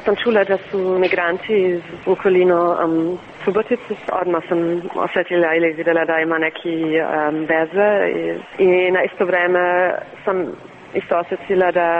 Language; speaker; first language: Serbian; early bilingual, heritage; Serbian